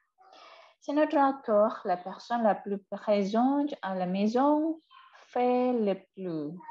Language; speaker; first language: French; non-native, fluent; Indonesian